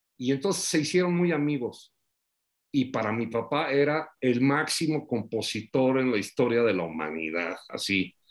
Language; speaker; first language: Spanish; native; Spanish